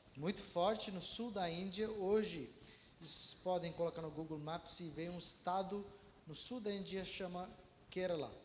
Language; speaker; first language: Portuguese; non-native, fluent; Malayalam